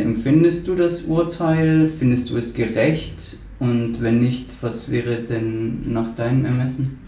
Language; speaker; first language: German; native; German